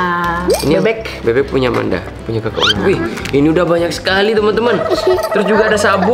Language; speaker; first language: Indonesian; native; Indonesian